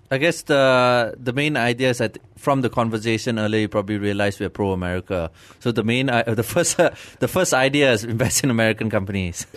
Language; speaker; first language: English; non-native, local second language; Tamil